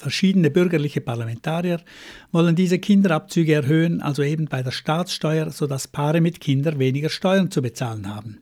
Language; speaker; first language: German; native; German